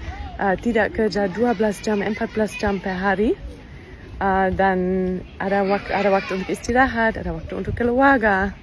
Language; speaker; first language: Indonesian; non-native, fluent; German